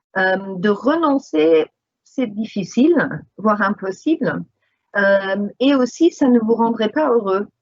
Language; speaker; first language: French; non-native, fluent; English